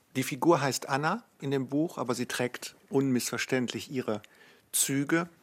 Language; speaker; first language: German; native; German